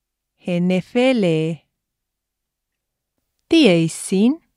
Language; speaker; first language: Greek; non-native, fluent; English